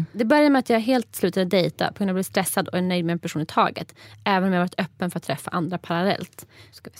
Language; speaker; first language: Swedish; native; Swedish